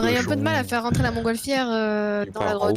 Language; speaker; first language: French; native; French